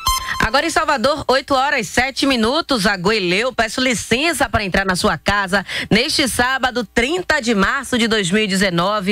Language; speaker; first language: Portuguese; native; Portuguese